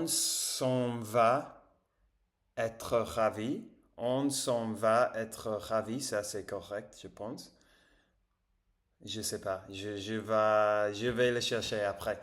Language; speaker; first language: French; non-native, learner; English